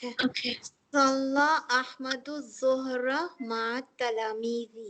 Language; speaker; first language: Arabic; non-native, learner; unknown